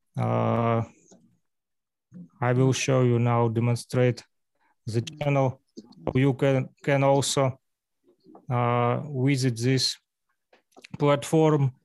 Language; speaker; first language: English; non-native, learner; Russian